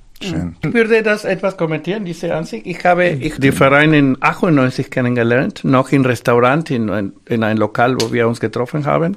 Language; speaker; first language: German; non-native, fluent; Spanish